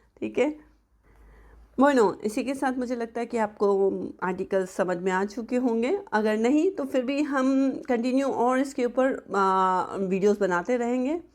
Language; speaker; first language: Hindi; native; Hindi